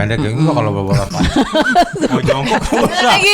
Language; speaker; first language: Indonesian; native; Indonesian